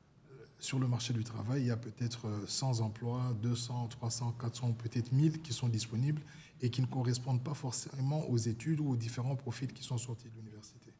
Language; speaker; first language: French; non-native, local second language; Lingala